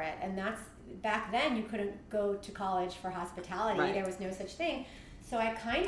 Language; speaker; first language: English; native; English